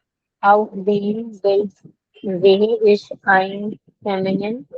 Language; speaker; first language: German; non-native, learner; Hindi